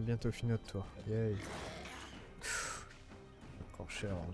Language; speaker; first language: French; native; French